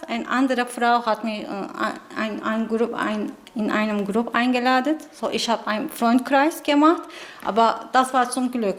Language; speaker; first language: German; non-native, learner; Turkish